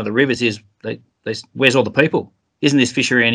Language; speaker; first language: English; native; English